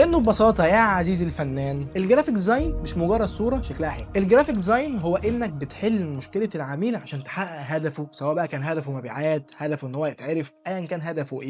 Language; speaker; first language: Arabic; native; Arabic